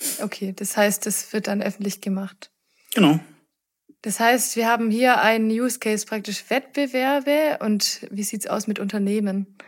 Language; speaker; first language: German; native; German